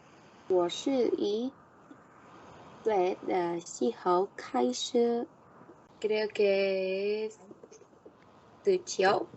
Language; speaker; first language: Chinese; non-native, learner; Spanish